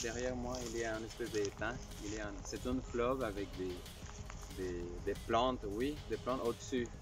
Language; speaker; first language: French; non-native, fluent; Spanish